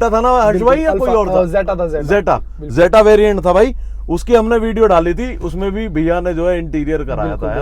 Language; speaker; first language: Hindi; native; Hindi